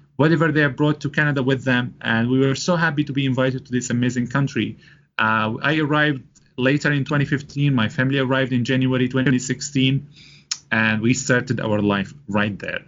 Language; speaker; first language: English; non-native, fluent; Arabic